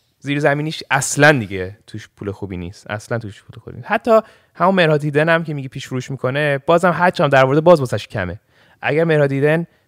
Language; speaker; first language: Persian; early bilingual, heritage; Persian